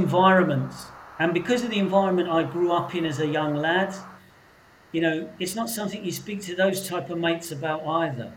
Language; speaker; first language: English; native; English